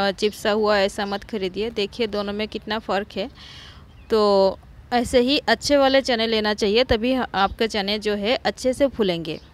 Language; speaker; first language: Hindi; non-native, local second language; Marathi